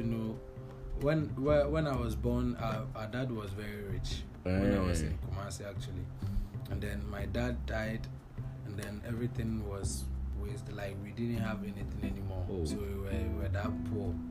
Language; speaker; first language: English; non-native, local second language; Akan